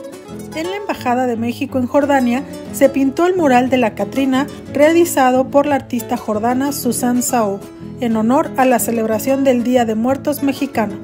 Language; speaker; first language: Spanish; native; Spanish